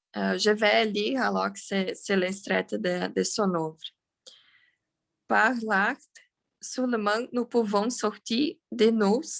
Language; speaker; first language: French; non-native, learner; Portuguese